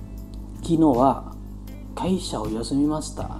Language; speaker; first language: Japanese; non-native, fluent; Indonesian